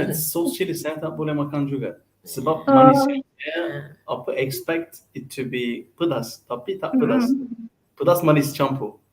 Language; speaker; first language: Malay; non-native, learner; Turkish